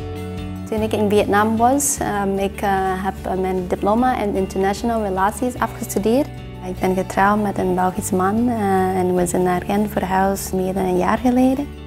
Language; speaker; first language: Dutch; non-native, learner; Vietnamese